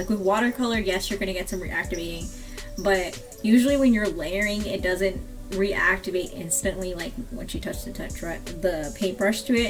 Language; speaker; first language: English; native; English